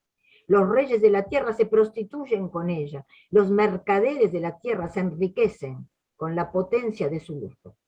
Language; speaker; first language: Spanish; native; Spanish